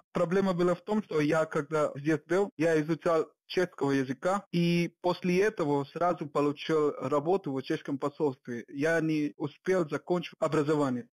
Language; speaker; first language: Russian; non-native, fluent; Hindi